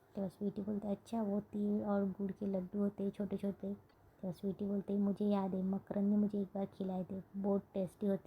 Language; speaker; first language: Hindi; non-native, local second language; Marathi